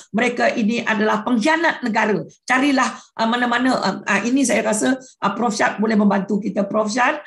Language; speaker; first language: Malay; non-native, local second language; Iban